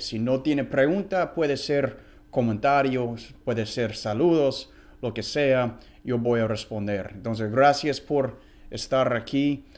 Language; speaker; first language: Spanish; non-native, fluent; English